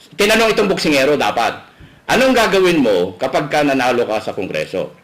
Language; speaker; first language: Filipino; native; Filipino